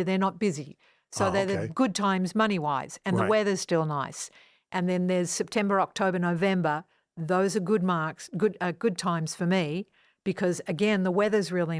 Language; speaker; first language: English; non-native, fluent; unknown